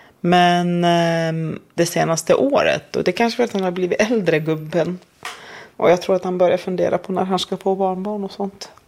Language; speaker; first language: Swedish; non-native, fluent; Arabic